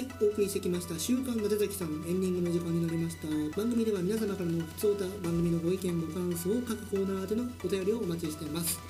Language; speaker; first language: Japanese; native; Japanese